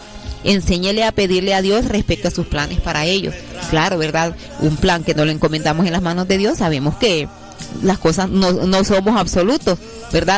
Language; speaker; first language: Spanish; native; Spanish